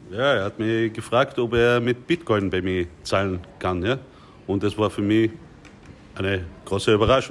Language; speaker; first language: German; non-native, fluent; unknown